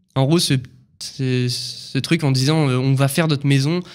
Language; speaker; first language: French; native; French